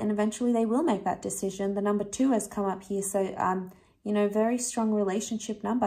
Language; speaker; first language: English; native; English